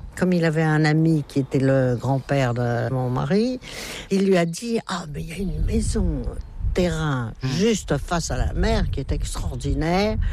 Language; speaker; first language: French; native; French